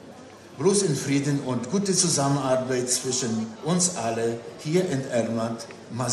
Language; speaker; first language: German; non-native, local second language; Polish